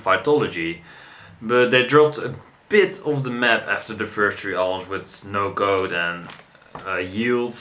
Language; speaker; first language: English; non-native, fluent; Dutch